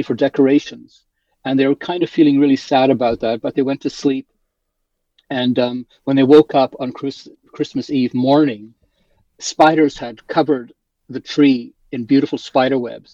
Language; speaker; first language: English; early bilingual, other home language; Polish